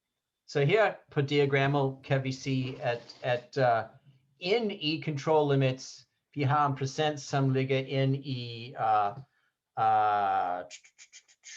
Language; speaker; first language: Danish; non-native, fluent; English